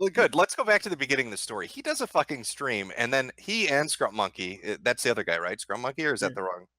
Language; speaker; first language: English; native; English